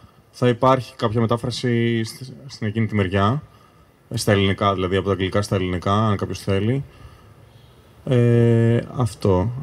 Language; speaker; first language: Greek; native; Greek